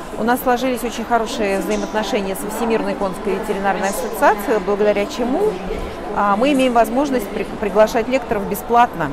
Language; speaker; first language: Russian; native; Russian